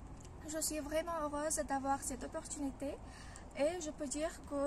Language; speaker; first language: French; non-native, fluent; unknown